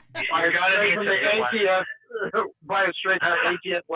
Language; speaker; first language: English; native; English